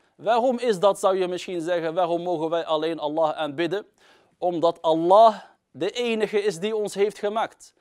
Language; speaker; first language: Dutch; early bilingual, other home language; Arabic